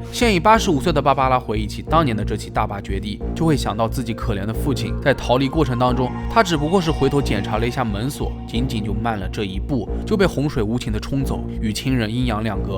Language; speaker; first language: Chinese; native; Chinese